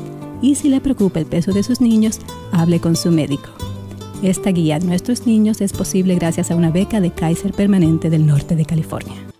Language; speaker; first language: Spanish; native; Spanish